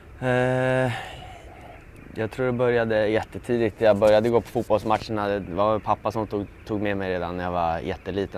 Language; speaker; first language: Swedish; native; Swedish